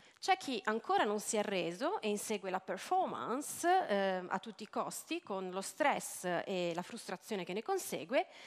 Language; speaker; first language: Italian; native; Italian